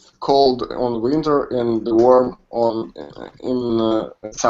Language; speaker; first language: English; non-native, learner; Russian